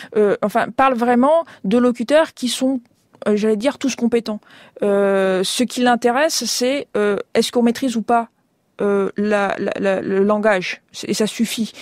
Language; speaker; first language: French; native; French